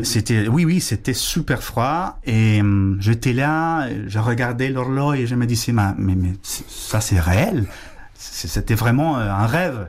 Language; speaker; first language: French; non-native, fluent; Spanish